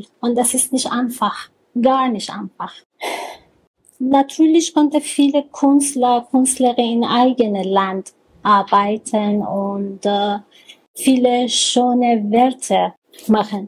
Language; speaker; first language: German; non-native, learner; Persian